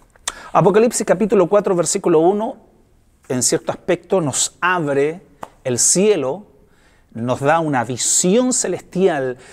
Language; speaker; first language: Spanish; native; Spanish